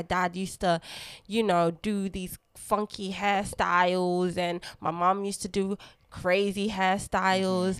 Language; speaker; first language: English; non-native, local second language; Lingala